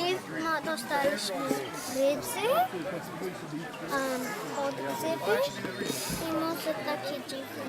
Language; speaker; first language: Polish; early bilingual, heritage; Polish